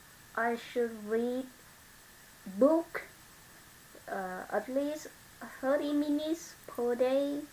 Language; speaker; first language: English; non-native, learner; Vietnamese